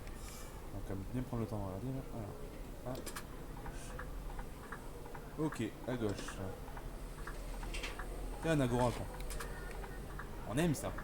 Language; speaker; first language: French; native; French